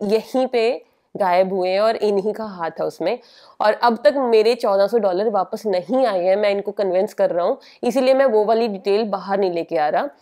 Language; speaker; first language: Hindi; native; Hindi